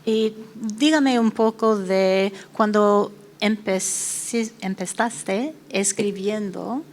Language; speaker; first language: Spanish; non-native, learner; English